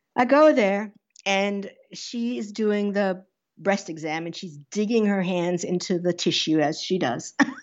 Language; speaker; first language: English; native; English